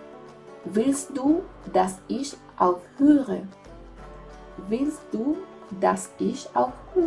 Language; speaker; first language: German; non-native, fluent; Spanish